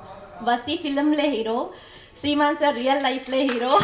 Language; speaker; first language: Tamil; non-native, learner; Kannada